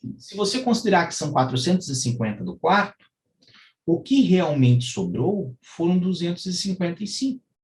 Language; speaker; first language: Portuguese; native; Portuguese